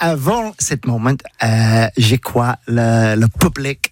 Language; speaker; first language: French; non-native, learner; English